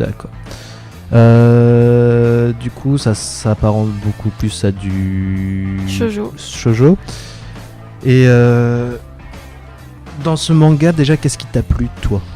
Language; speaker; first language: French; native; French